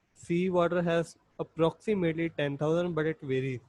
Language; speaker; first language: English; non-native, local second language; Punjabi